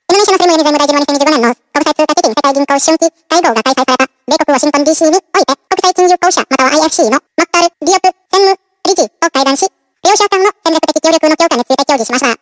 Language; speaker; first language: Japanese; non-native, fluent; Indonesian